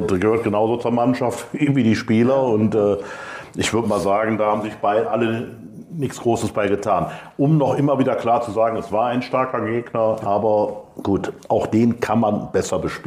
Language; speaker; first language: German; native; German